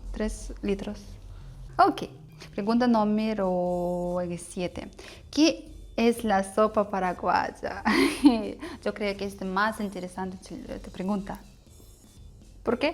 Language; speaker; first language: Spanish; non-native, learner; Russian